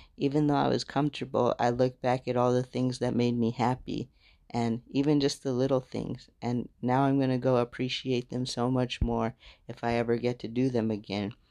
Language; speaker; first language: English; native; English